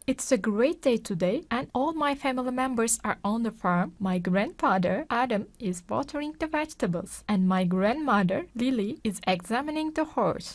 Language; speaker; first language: English; non-native, fluent; Turkish